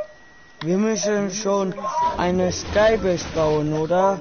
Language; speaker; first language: German; non-native, learner; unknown